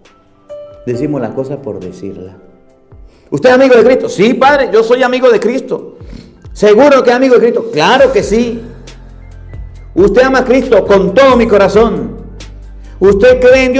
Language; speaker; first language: Spanish; native; Spanish